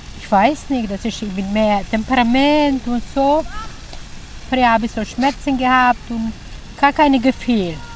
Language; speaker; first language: German; non-native, learner; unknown